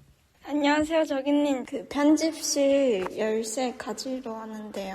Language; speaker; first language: Korean; early bilingual, other home language; Chinese